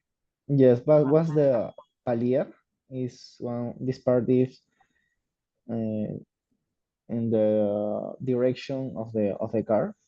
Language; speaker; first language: English; non-native, learner; Spanish